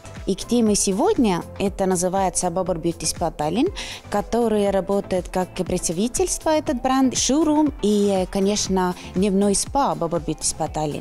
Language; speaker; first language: Russian; non-native, local second language; Estonian